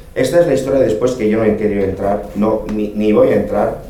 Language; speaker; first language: Spanish; non-native, local second language; Catalan